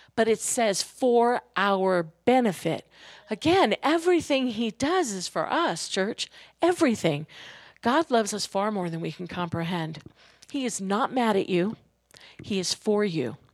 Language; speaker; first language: English; native; English